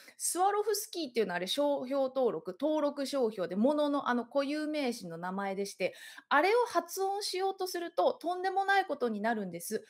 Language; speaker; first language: Japanese; native; Japanese